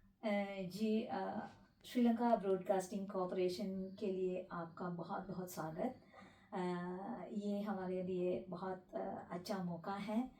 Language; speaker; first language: Hindi; non-native, fluent; Sinhala